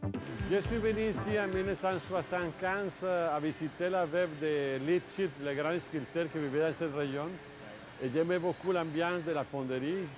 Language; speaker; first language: French; non-native, fluent; Spanish